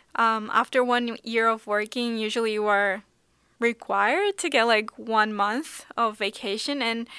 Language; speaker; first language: English; non-native, fluent; Portuguese